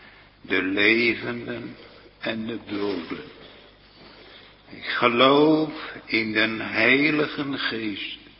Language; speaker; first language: Dutch; native; Dutch